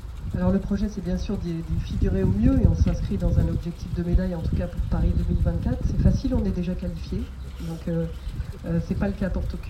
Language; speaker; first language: French; native; French